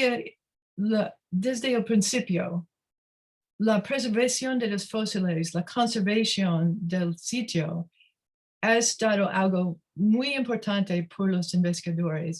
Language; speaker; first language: Spanish; non-native, learner; English